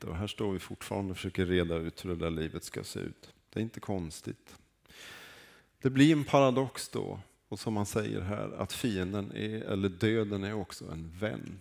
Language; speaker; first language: Swedish; native; Swedish